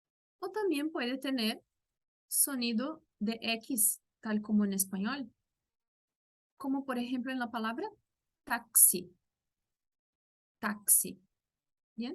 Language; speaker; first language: Spanish; non-native, local second language; Portuguese